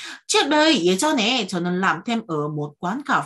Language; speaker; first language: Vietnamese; non-native, fluent; Korean